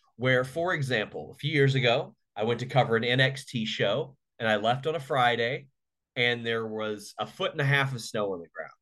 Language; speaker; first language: English; native; English